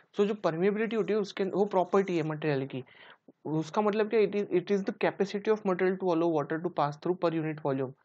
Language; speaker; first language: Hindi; non-native, local second language; Gujarati